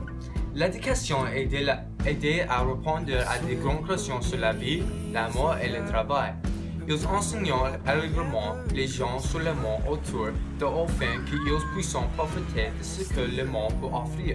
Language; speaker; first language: French; non-native, local second language; English